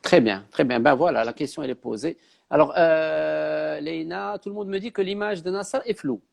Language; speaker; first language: French; non-native, local second language; Arabic